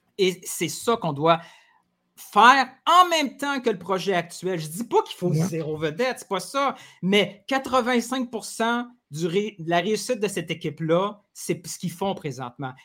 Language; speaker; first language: French; native; French